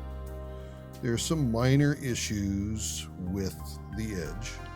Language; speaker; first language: English; native; English